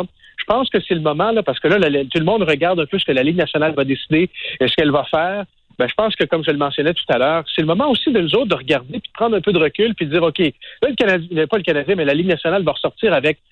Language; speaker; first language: French; native; French